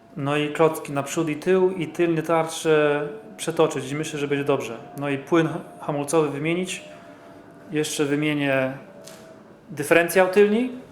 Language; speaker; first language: Polish; early bilingual, heritage; Polish